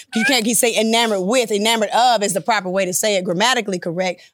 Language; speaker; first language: English; early bilingual, other home language; Upper Guinea Crioulo